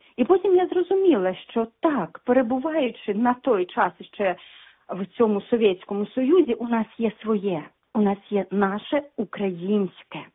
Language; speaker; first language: Ukrainian; non-native, local second language; Russian